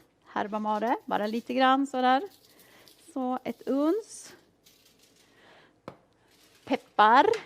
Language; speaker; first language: Swedish; native; Swedish